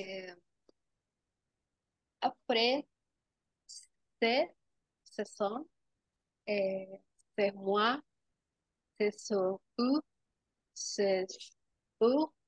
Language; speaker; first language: French; non-native, learner; Spanish